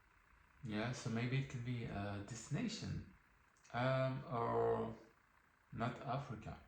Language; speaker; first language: English; non-native, learner; French